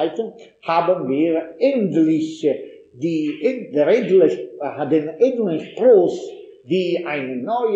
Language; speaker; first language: German; non-native, fluent; Italian